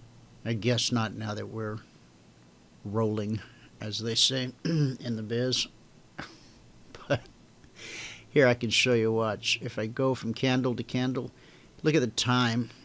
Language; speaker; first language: English; native; English